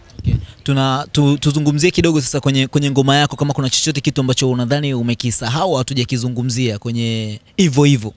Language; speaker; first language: Swahili; native; Swahili